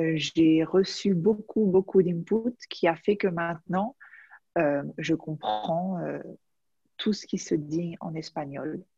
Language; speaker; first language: French; native; French